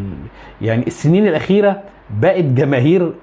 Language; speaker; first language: Arabic; native; Arabic